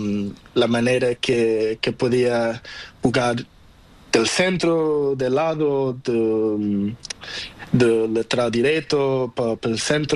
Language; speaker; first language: Spanish; non-native, learner; Portuguese